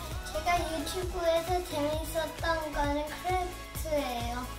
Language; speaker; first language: Korean; early bilingual, heritage; Korean